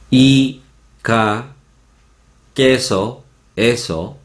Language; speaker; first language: Spanish; non-native, fluent; Korean